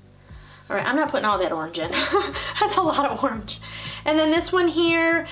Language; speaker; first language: English; native; English